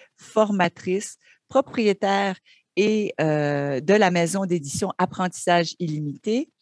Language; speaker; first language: French; native; French